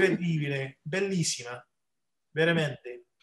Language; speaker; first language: Italian; early bilingual, heritage; English